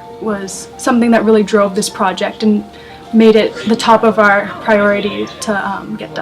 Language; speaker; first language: English; native; English